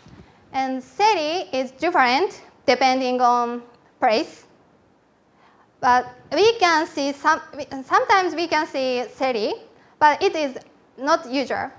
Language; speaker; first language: English; non-native, learner; Japanese